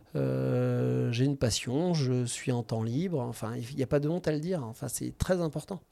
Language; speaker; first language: French; native; French